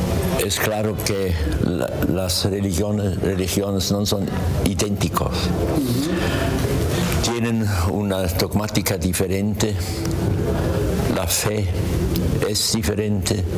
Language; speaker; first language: Spanish; non-native, learner; German